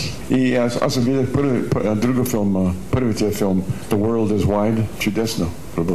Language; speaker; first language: Bulgarian; early bilingual, heritage; Bulgarian